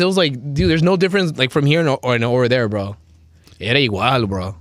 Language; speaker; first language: English; early bilingual, other home language; Spanish